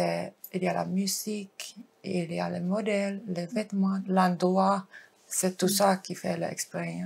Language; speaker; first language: French; non-native, fluent; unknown